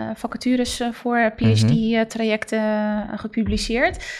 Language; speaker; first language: Dutch; native; Dutch